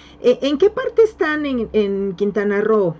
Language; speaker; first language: Spanish; native; Spanish